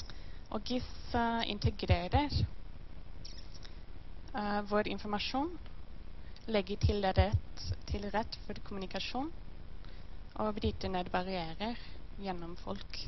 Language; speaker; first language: Norwegian; non-native, learner; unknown